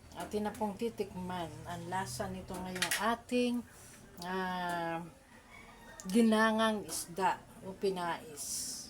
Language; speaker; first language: Filipino; native; Filipino